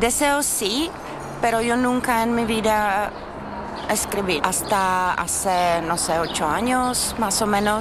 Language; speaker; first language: Spanish; non-native, learner; Czech